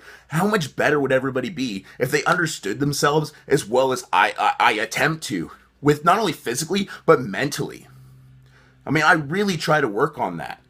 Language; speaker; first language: English; native; English